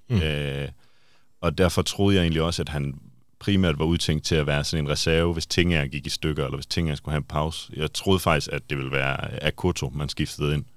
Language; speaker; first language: Danish; native; Danish